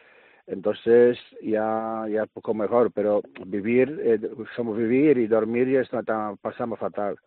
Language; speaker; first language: Spanish; non-native, learner; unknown